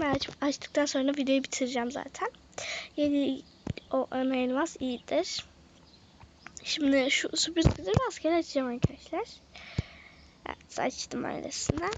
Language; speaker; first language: Turkish; native; Turkish